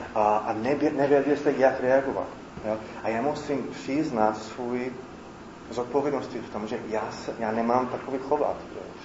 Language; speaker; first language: Czech; non-native, fluent; English